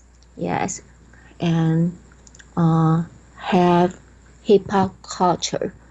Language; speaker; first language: English; non-native, learner; Chinese